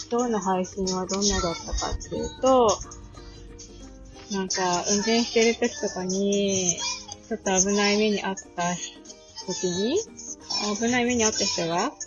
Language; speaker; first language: Japanese; native; Japanese